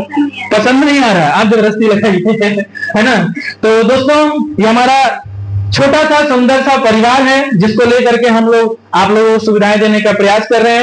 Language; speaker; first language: Hindi; native; Hindi